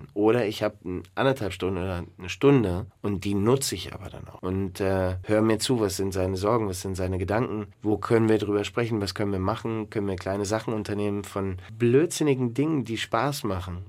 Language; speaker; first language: German; native; German